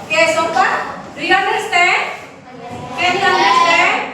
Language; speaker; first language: English; non-native, learner; Indonesian